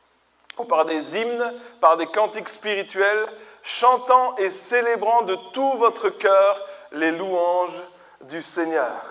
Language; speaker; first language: French; native; French